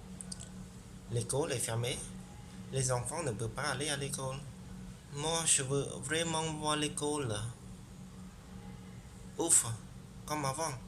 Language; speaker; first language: French; non-native, learner; Khmer